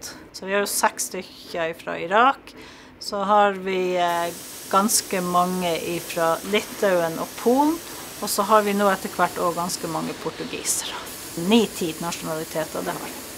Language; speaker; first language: Norwegian; native; Norwegian